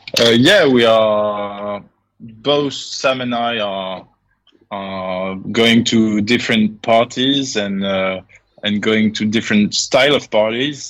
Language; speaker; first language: English; non-native, fluent; French